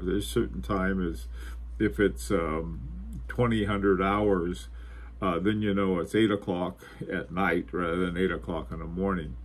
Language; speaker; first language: English; native; English